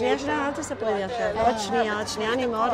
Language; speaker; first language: Hebrew; native; Hebrew